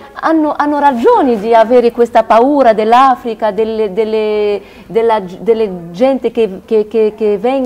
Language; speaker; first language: Italian; non-native, learner; Arabic